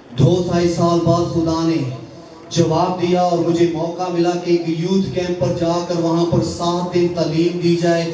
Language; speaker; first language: Urdu; non-native, local second language; Punjabi